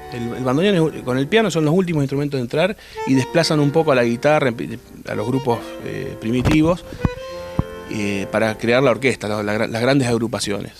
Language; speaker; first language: Spanish; native; Spanish